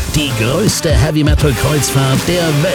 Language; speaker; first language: German; native; German